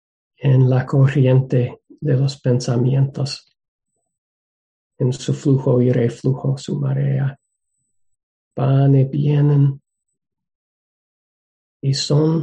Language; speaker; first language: Spanish; non-native, fluent; English